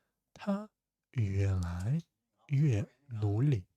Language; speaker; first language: Chinese; non-native, fluent; Russian